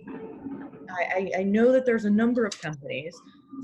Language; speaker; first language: English; native; English